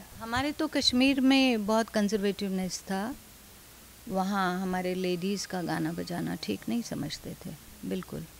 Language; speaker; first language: Hindi; non-native, local second language; Dogri